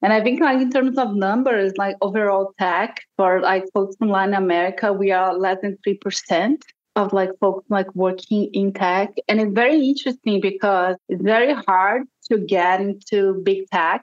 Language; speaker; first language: English; non-native, fluent; Portuguese